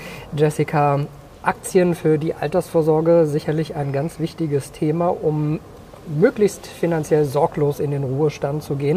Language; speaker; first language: German; native; German